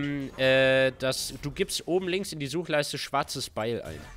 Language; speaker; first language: German; native; German